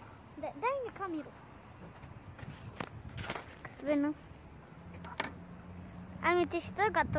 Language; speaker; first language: Russian; early bilingual, other home language; Tajik